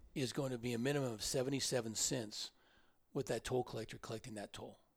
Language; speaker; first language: English; native; English